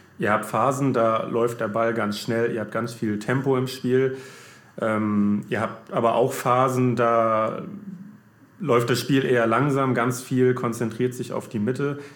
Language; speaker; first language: German; native; German